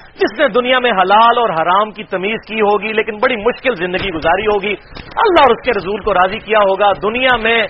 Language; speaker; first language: Urdu; non-native, local second language; Punjabi